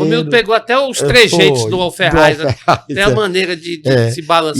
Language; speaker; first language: Portuguese; native; Portuguese